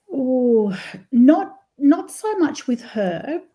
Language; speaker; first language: English; native; English